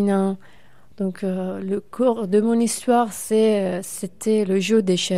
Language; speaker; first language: French; non-native, fluent; Persian